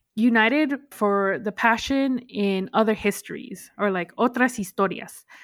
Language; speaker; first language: English; native; English